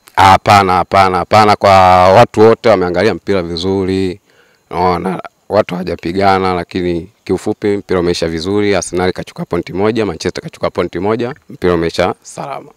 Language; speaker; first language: Swahili; native; Swahili